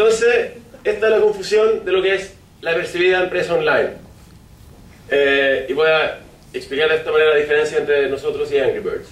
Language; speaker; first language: Spanish; non-native, fluent; Swedish